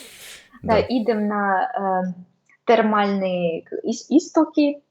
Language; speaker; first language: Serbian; non-native, learner; Russian